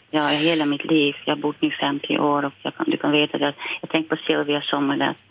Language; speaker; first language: Swedish; non-native, fluent; Dutch